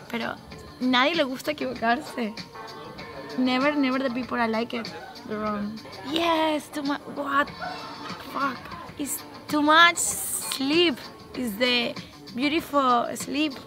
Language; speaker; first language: English; non-native, learner; Spanish